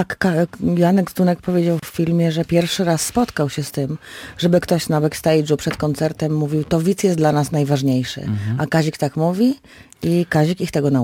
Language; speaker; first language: Polish; native; Polish